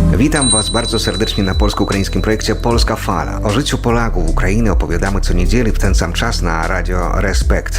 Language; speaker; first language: Polish; early bilingual, heritage; Polish